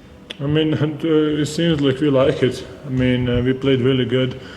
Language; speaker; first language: English; non-native, fluent; Serbian